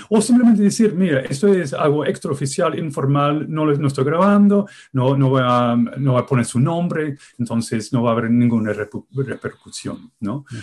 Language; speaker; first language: Spanish; non-native, fluent; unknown